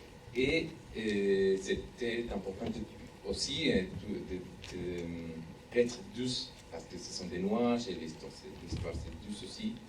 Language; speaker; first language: French; non-native, learner; Spanish